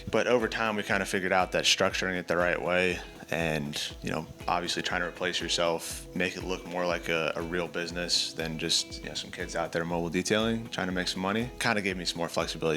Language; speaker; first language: English; native; English